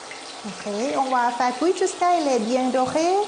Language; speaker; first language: French; non-native, learner; Thai